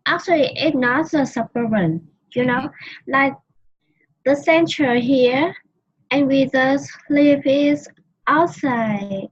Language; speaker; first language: English; non-native, learner; Vietnamese